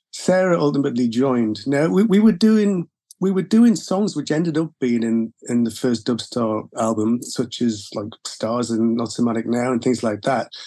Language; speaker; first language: English; native; English